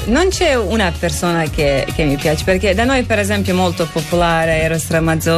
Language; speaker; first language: Italian; non-native, learner; Croatian